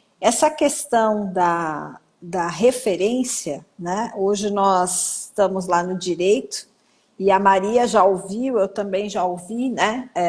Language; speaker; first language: Portuguese; native; Portuguese